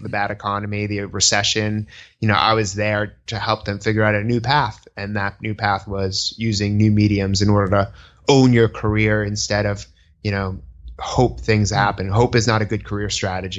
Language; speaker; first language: English; native; English